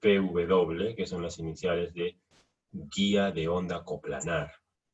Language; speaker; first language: Spanish; native; Spanish